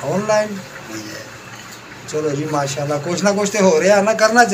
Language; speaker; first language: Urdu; non-native, local second language; Punjabi